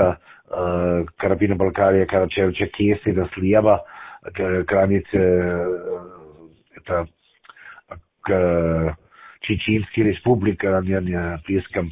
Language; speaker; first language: Russian; non-native, learner; German